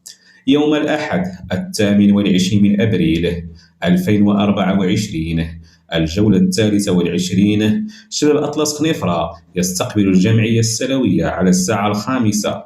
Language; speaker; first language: Arabic; native; Arabic